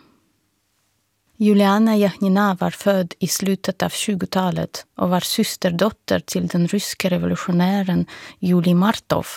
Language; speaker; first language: Swedish; non-native, fluent; Russian